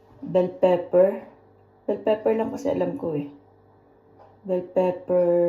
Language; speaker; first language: Filipino; non-native, local second language; Cebuano